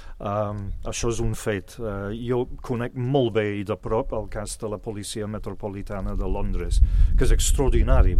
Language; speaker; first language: Catalan; non-native, fluent; English